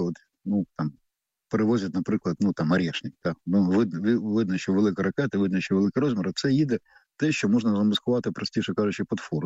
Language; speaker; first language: Ukrainian; native; Ukrainian